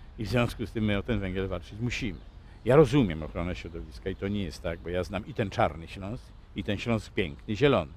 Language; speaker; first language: Polish; native; Polish